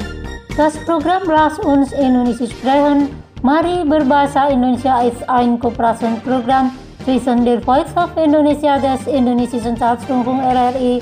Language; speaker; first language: German; non-native, fluent; Indonesian